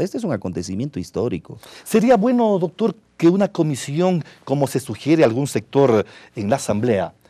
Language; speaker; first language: Spanish; native; Spanish